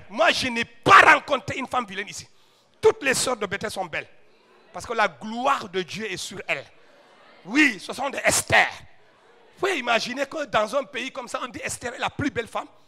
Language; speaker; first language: French; non-native, local second language; Wolof